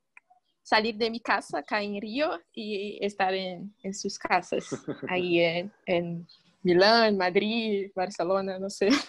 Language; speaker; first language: Spanish; non-native, fluent; Portuguese